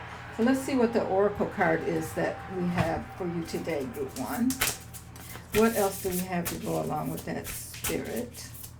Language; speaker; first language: English; native; English